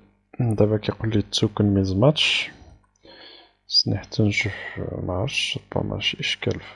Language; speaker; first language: Arabic; native; Arabic